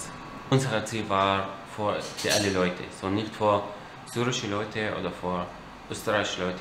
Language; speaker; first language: German; non-native, learner; Arabic